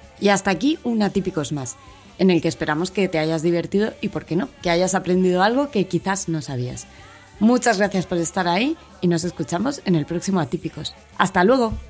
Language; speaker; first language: Spanish; native; Spanish